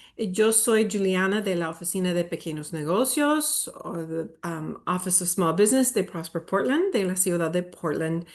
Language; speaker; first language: Spanish; early bilingual, heritage; Spanish